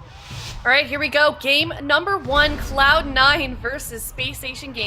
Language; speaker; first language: English; native; English